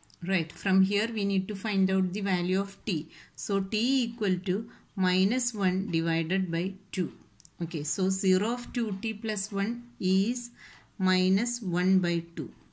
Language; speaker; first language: English; non-native, local second language; Malayalam